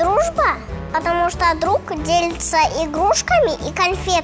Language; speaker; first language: Russian; non-native, local second language; Uzbek